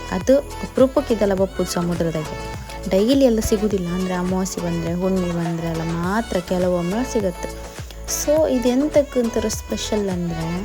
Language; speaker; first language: Kannada; native; Kannada